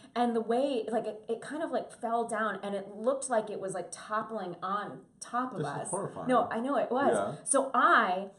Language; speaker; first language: English; native; English